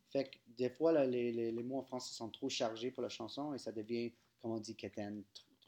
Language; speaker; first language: French; non-native, local second language; English